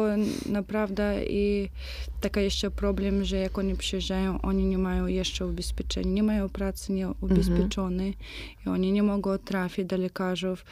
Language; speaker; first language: Polish; non-native, fluent; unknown